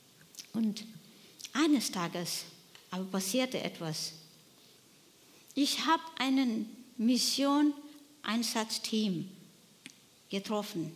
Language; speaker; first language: German; non-native, learner; Nepali